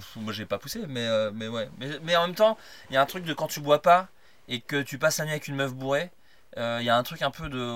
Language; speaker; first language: French; native; French